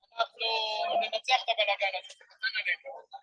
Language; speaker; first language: Hebrew; native; Hebrew